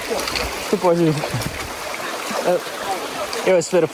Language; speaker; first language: Portuguese; early bilingual, heritage; English